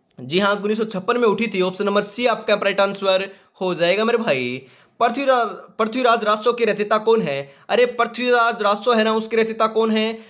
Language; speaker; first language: Hindi; native; Hindi